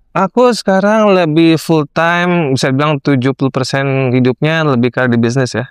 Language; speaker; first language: Indonesian; non-native, fluent; English